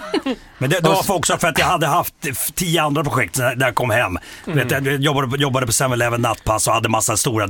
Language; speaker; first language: Swedish; native; Swedish